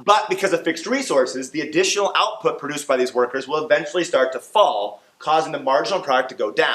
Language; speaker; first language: English; native; English